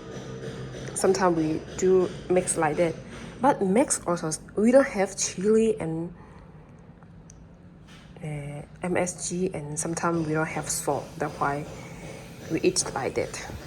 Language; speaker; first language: English; non-native, learner; Burmese